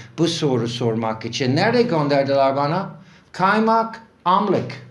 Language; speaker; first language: Turkish; non-native, learner; English